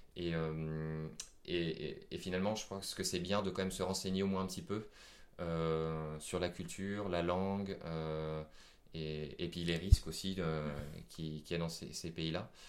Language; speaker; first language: French; native; French